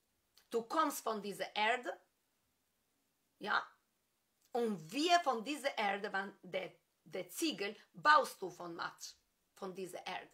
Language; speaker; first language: German; non-native, fluent; Albanian